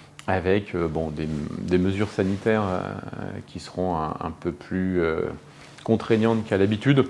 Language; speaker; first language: French; native; French